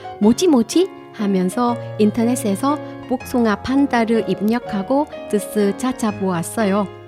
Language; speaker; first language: Korean; non-native, fluent; Vietnamese